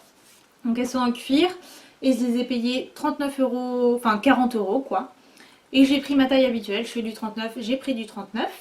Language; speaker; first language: French; native; French